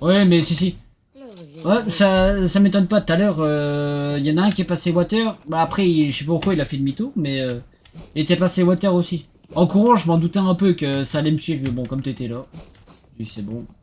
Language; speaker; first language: French; native; French